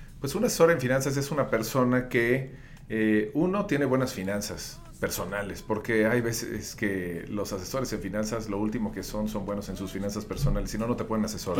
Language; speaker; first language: Spanish; native; Spanish